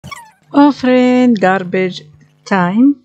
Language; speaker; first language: English; non-native, learner; Arabic